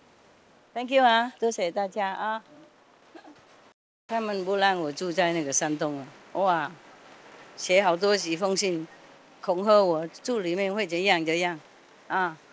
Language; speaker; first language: Chinese; non-native, fluent; Vietnamese